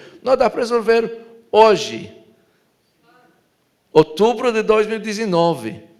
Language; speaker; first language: Portuguese; non-native, fluent; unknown